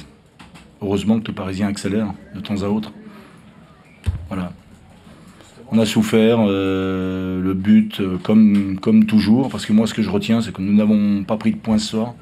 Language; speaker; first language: French; native; French